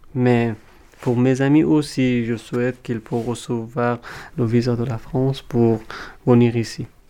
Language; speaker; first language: French; non-native, fluent; Persian